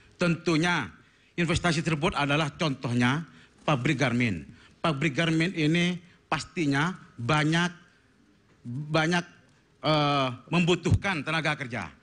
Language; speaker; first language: Indonesian; non-native, local second language; Madurese